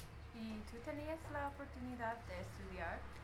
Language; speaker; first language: Spanish; non-native, learner; English